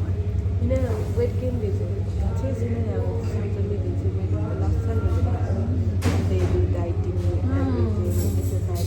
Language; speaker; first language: English; non-native, learner; Tibetan